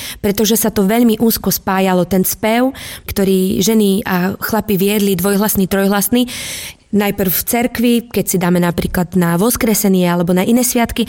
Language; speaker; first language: Slovak; native; Slovak